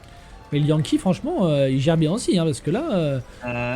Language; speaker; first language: French; native; French